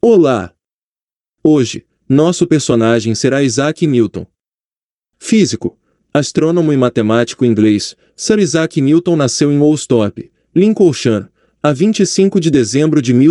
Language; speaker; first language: Portuguese; native; Portuguese